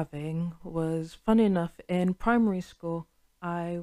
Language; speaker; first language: English; native; English